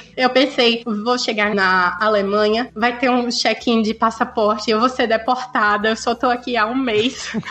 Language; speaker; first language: Portuguese; native; Portuguese